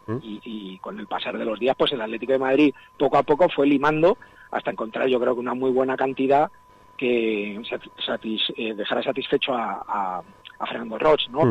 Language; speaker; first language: Spanish; native; Spanish